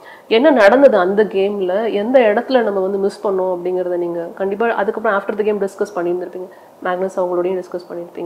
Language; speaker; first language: Tamil; native; Tamil